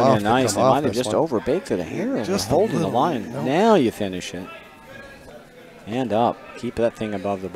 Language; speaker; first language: English; native; English